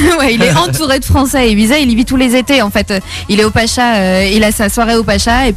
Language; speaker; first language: French; native; French